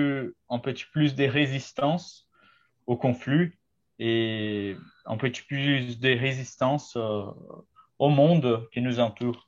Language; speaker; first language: French; non-native, fluent; Portuguese